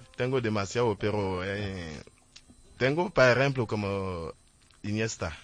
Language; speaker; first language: Spanish; non-native, learner; French